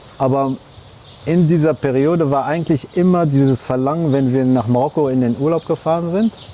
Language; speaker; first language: German; early bilingual, other home language; Arabic